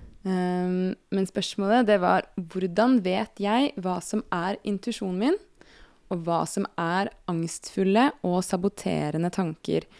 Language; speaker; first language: Norwegian; native; Norwegian